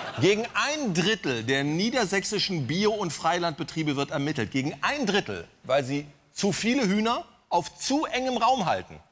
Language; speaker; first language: German; native; German